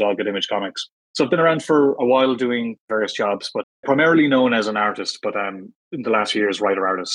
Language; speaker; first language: English; native; English